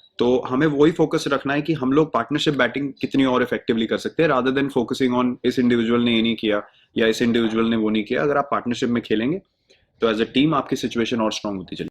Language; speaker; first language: Hindi; native; Hindi